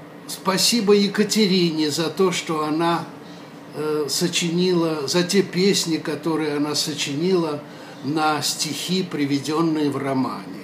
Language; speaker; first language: Russian; native; Russian